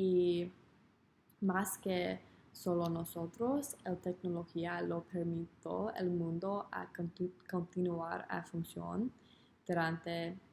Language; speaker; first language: Spanish; non-native, learner; English